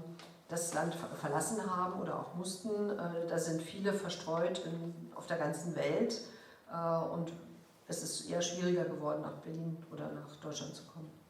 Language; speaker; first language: German; native; German